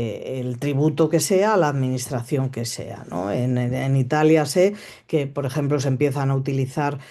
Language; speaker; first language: Spanish; native; Spanish